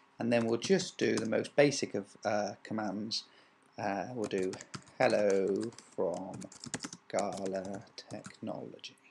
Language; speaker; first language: English; native; English